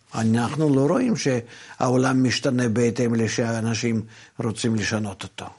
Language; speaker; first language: Hebrew; non-native, fluent; Russian